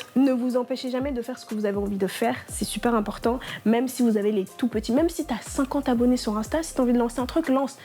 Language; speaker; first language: French; non-native, local second language; Lingala